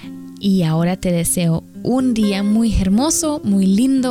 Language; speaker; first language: Spanish; non-native, fluent; German